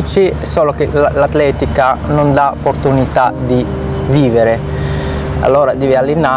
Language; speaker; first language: Italian; non-native, fluent; Arabic